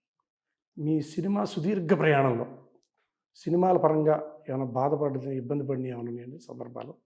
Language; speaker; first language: Telugu; native; Telugu